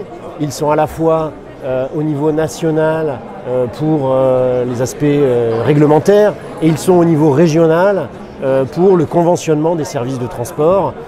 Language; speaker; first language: French; native; French